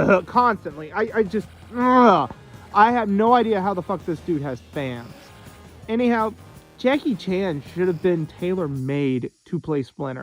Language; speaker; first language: English; native; English